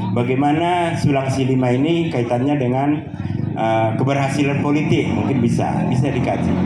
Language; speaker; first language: Indonesian; non-native, local second language; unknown